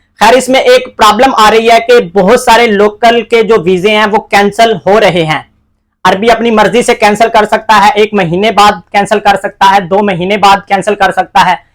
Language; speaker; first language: Urdu; non-native, local second language; Punjabi